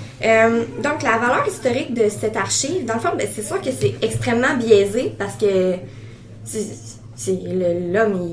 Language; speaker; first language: French; native; French